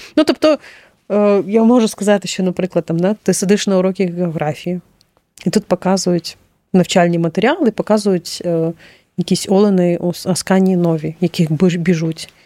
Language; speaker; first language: Ukrainian; non-native, local second language; Russian